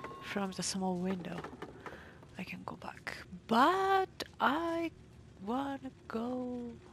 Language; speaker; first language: English; non-native, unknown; Japanese